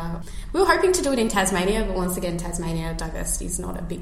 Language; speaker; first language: English; native; English